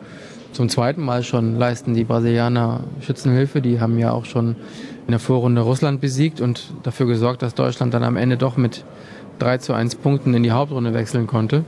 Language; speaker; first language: German; native; German